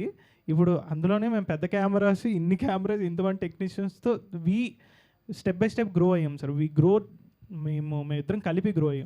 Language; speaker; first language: Telugu; native; Telugu